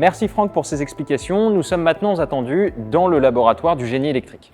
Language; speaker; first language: French; native; French